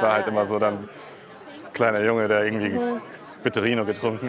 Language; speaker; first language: German; native; German